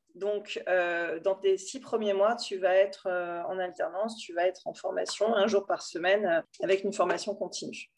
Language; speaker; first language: French; native; French